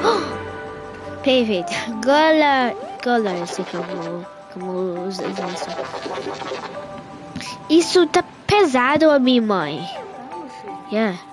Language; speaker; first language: Portuguese; early bilingual, heritage; Portuguese